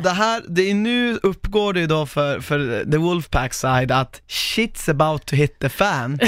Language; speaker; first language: Swedish; native; Swedish